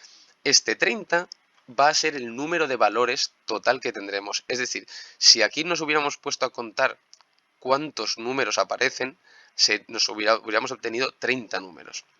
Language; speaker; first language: Spanish; native; Spanish